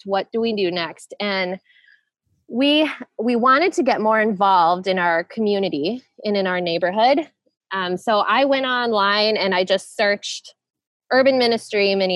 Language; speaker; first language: English; native; English